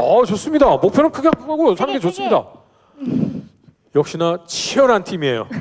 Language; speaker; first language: Korean; native; Korean